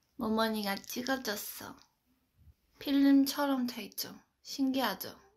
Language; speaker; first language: Korean; non-native, fluent; Chinese